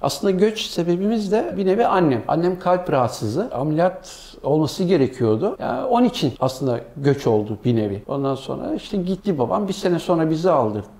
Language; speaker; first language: Turkish; early bilingual, heritage; Turkish